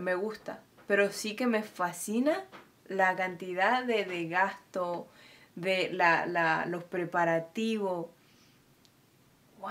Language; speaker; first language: Spanish; non-native, fluent; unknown